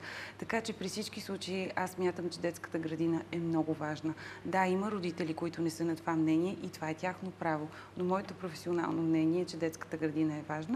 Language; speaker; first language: Bulgarian; native; Bulgarian